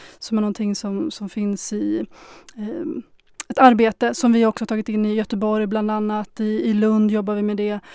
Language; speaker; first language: Swedish; early bilingual, other home language; Arabic